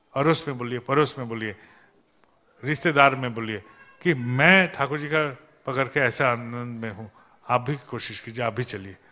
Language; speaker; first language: Hindi; non-native, local second language; Bangla